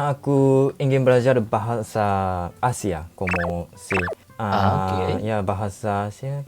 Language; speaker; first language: Indonesian; non-native, learner; Japanese